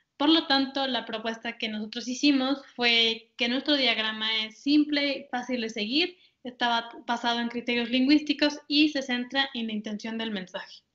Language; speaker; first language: Spanish; native; Spanish